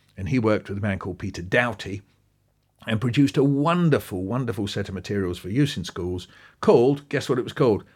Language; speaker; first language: English; native; English